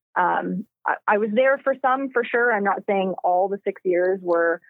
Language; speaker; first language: English; native; English